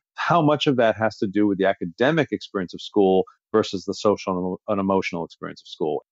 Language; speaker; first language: English; native; English